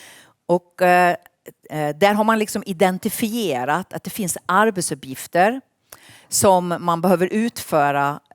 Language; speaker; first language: Swedish; native; Swedish